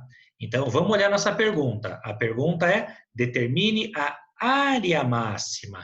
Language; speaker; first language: Portuguese; native; Portuguese